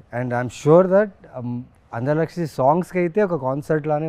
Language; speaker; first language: Telugu; native; Telugu